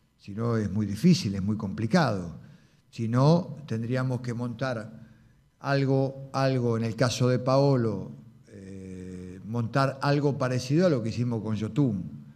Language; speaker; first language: Spanish; native; Spanish